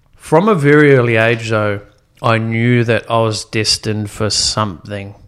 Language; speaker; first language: English; native; English